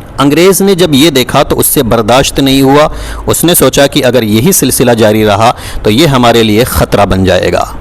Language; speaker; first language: Urdu; native; Urdu